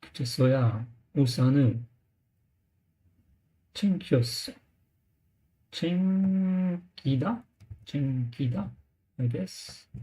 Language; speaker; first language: Korean; non-native, learner; English